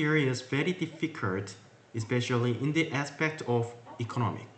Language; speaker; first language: English; non-native, learner; Korean